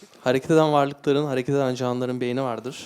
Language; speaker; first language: Turkish; native; Turkish